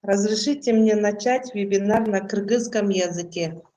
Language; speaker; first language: Russian; non-native, local second language; Kyrgyz